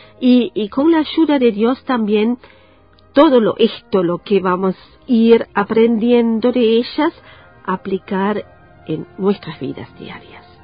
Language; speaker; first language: Spanish; non-native, fluent; German